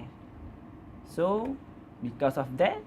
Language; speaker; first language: English; non-native, learner; Malay